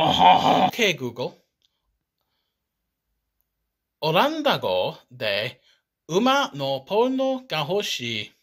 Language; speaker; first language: Japanese; non-native, learner; English